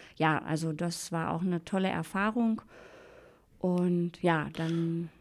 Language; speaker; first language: German; native; German